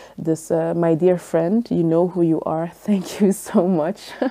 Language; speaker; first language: English; early bilingual, other home language; Dutch